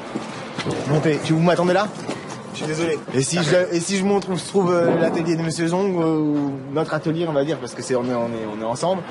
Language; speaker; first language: French; native; French